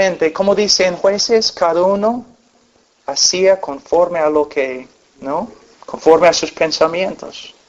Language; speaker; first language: Spanish; non-native, fluent; English